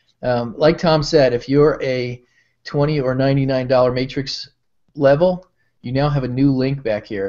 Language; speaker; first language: English; native; English